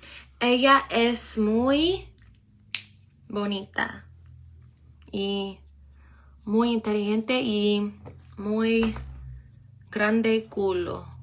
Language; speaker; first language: Spanish; non-native, learner; English